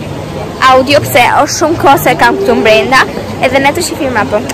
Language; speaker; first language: Albanian; early bilingual, heritage; Albanian